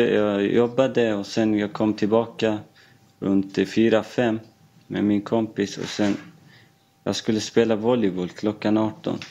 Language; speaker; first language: Swedish; non-native, fluent; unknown